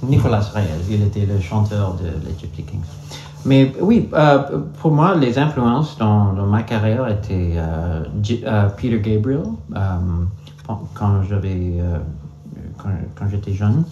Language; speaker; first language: French; non-native, local second language; English